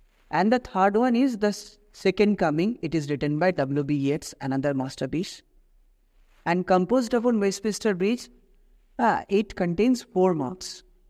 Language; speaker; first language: English; non-native, local second language; Bangla